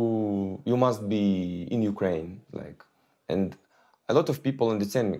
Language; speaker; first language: English; non-native, learner; Ukrainian